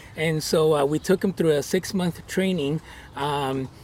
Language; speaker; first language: English; early bilingual, other home language; Spanish